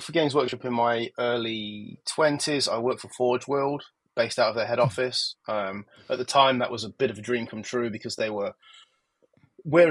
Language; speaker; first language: English; native; English